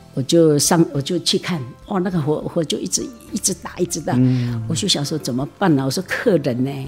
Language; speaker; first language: Min Nan Chinese; non-native, local second language; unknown